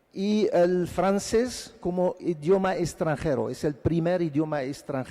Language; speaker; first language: Spanish; non-native, fluent; Arabic